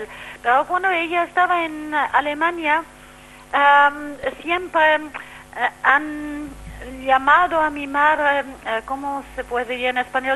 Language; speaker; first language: Spanish; non-native, fluent; German